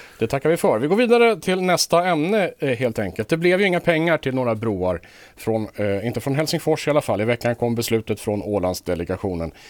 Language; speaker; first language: Swedish; native; Swedish